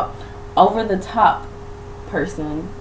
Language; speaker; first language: English; native; English